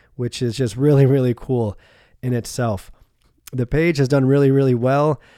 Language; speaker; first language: English; native; English